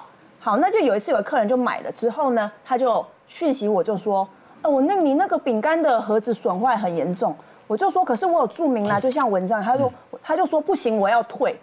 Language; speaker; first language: Chinese; native; Chinese